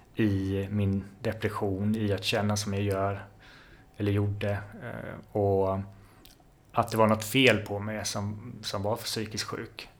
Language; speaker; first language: Swedish; native; Swedish